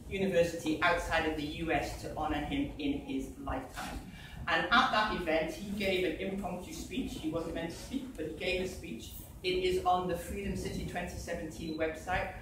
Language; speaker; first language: English; native; English